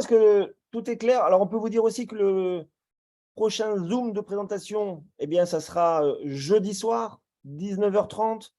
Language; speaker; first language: French; native; French